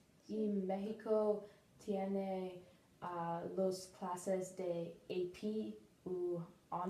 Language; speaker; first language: Spanish; non-native, learner; English